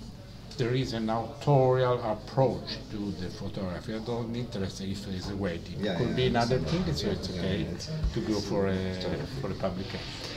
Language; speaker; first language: English; non-native, learner; Italian